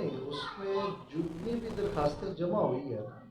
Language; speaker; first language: Urdu; non-native, local second language; Punjabi